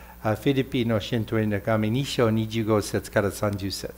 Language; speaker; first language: Japanese; non-native, fluent; English